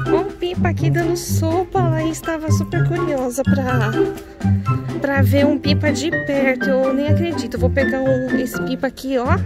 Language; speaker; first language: Portuguese; native; Portuguese